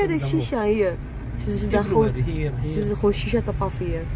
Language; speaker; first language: English; non-native, fluent; Dutch